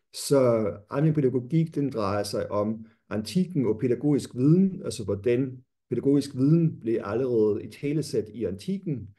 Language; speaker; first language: Danish; non-native, fluent; German